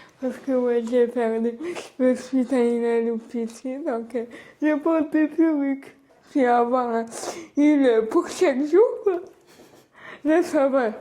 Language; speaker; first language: French; early bilingual, other home language; Arabic